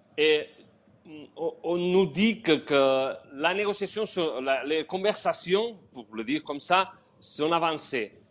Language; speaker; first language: French; non-native, learner; Catalan